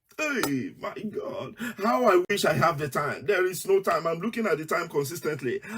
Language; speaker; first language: English; non-native, local second language; Yoruba